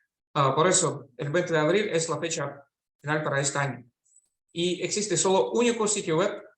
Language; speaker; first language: Spanish; non-native, fluent; Russian